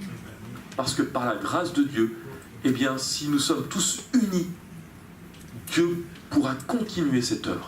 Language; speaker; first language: French; native; French